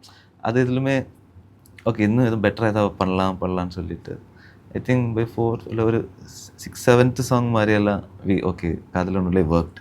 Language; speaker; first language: Tamil; early bilingual, heritage; Tamil